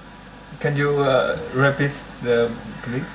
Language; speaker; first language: English; non-native, learner; Vietnamese